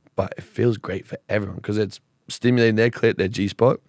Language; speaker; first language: English; native; English